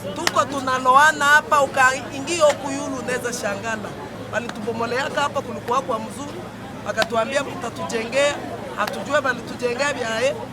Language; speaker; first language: Swahili; native; Swahili